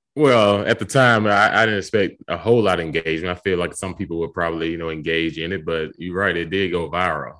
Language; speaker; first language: English; native; English